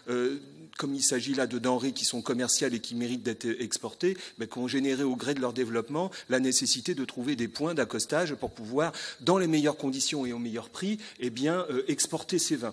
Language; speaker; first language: French; native; French